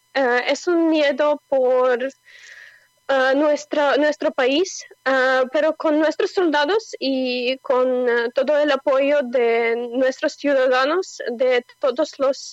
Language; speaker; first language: Spanish; non-native, fluent; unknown